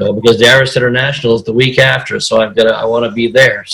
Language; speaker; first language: English; native; English